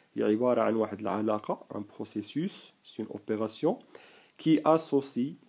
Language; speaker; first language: French; non-native, local second language; Arabic